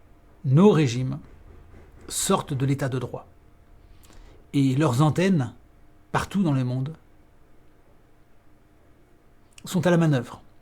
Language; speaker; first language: French; native; French